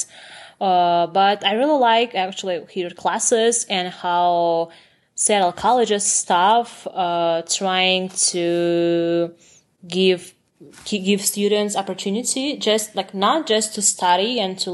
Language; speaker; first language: English; non-native, fluent; Turkmen